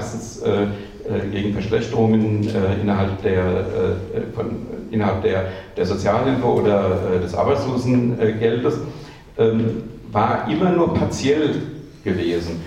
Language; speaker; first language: German; native; German